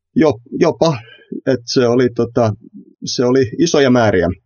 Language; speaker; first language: Finnish; native; Finnish